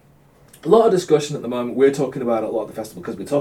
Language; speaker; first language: English; native; English